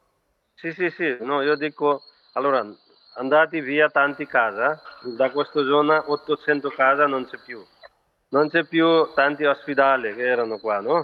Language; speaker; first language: Italian; non-native, fluent; Nepali